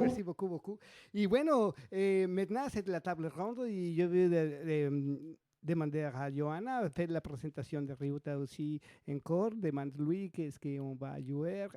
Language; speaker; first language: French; non-native, learner; Spanish